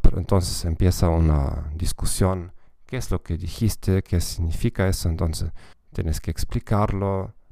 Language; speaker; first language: Spanish; non-native, fluent; German